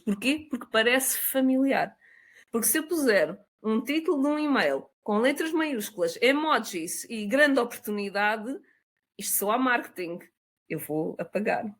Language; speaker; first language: Portuguese; native; Portuguese